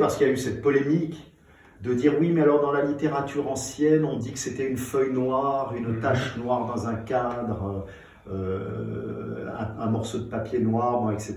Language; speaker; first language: French; native; French